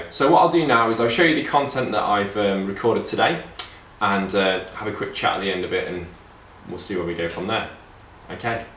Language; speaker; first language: English; native; English